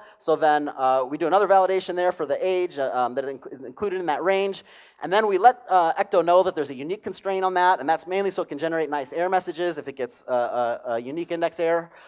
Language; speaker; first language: English; native; English